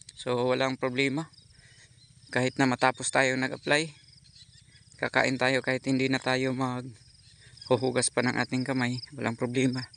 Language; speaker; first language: Filipino; non-native, local second language; Cebuano